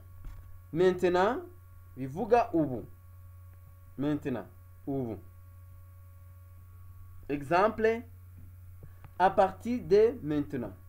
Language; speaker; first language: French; non-native, local second language; Kinyarwanda